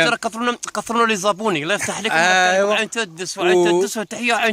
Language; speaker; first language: Arabic; native; Arabic